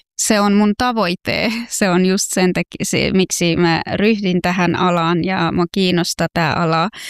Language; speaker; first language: Finnish; non-native, fluent; Persian